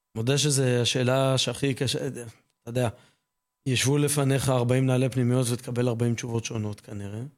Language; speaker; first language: Hebrew; native; Hebrew